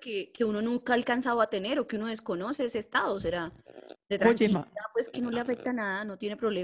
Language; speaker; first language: Spanish; native; Spanish